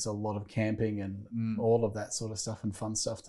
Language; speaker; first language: English; native; English